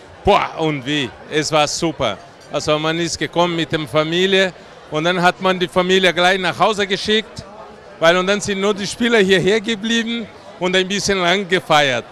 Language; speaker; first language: German; non-native, fluent; Portuguese